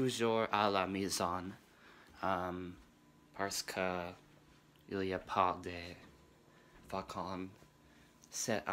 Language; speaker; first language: French; non-native, learner; English